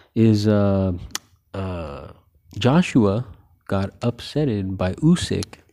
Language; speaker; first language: English; early bilingual, other home language; Filipino